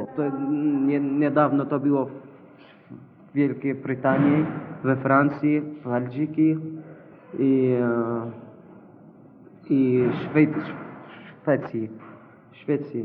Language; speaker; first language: Polish; non-native, learner; Arabic